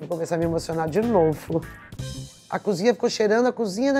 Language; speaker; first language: Portuguese; native; Portuguese